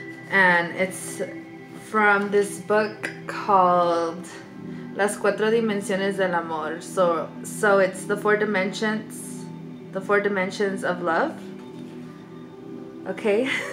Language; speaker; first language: English; early bilingual, other home language; Spanish